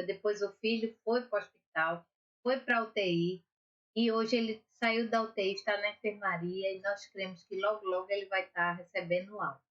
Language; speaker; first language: Portuguese; native; Portuguese